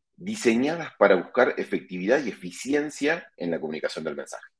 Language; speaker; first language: Spanish; native; Spanish